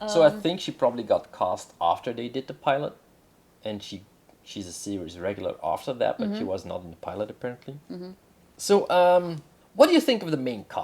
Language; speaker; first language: English; non-native, fluent; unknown